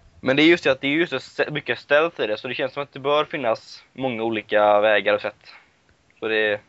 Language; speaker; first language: Swedish; native; Swedish